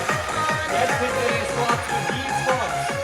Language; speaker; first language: English; non-native, local second language; Punjabi